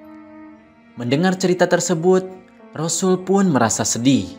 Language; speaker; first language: Indonesian; native; Indonesian